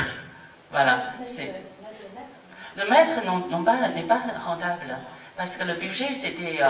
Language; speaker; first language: French; non-native, fluent; Chinese